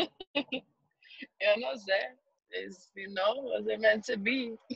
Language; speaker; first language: Spanish; early bilingual, heritage; English